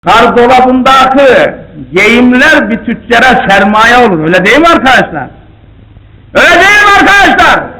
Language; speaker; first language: Turkish; native; Turkish